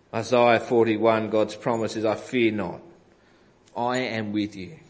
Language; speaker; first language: English; native; English